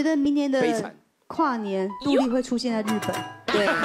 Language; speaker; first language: Chinese; native; Chinese